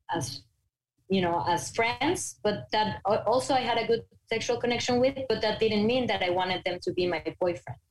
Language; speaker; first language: English; non-native, fluent; Spanish